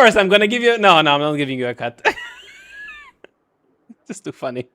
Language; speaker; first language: English; native; English